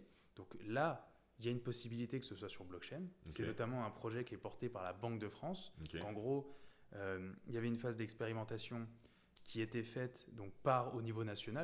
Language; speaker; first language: French; native; French